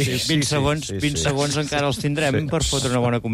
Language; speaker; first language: Catalan; native; Catalan